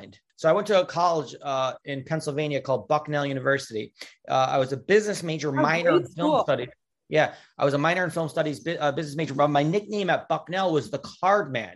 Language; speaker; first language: English; native; English